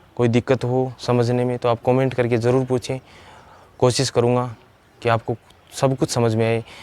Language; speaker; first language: Hindi; native; Hindi